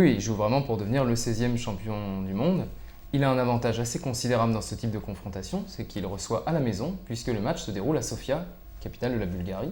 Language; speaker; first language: French; native; French